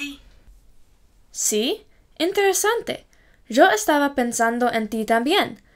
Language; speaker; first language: Spanish; non-native, learner; English